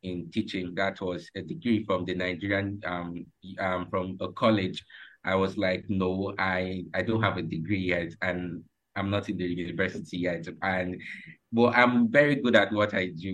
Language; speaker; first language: English; non-native, local second language; Ibibio